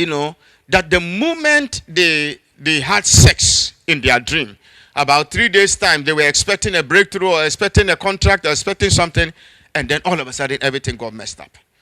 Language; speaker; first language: English; non-native, local second language; Akan